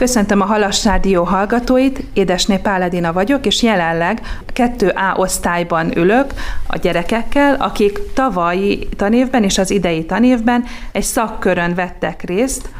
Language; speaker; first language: Hungarian; native; Hungarian